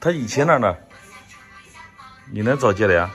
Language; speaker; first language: Chinese; native; Chinese